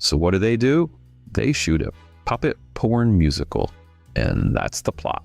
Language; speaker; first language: English; native; English